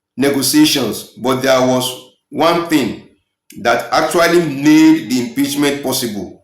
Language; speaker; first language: English; non-native, local second language; Yoruba